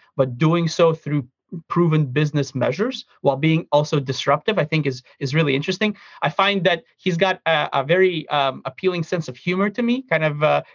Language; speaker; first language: English; early bilingual, other home language; Russian